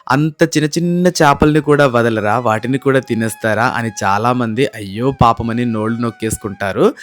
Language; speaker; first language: Telugu; non-native, local second language; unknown